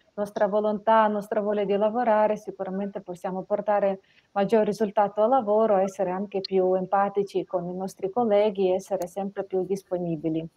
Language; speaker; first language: Italian; non-native, fluent; Ukrainian